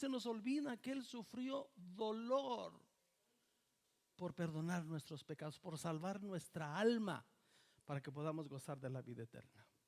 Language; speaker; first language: Spanish; native; Spanish